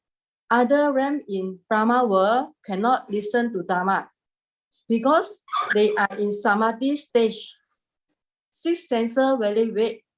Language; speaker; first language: English; non-native, learner; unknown